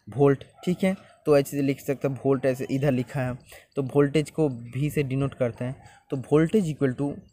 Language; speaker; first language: Hindi; non-native, local second language; Bangla